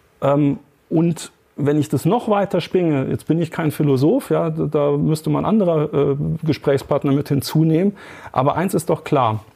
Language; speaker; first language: German; native; German